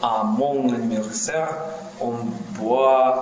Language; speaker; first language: French; non-native, learner; Russian